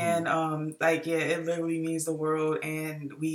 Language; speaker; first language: English; native; English